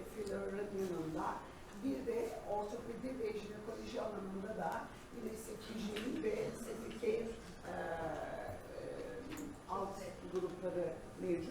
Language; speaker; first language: Turkish; native; Turkish